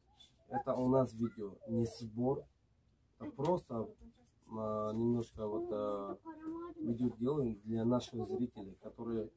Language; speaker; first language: Russian; non-native, learner; Tajik